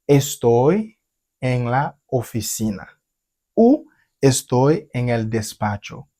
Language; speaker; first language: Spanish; non-native, fluent; French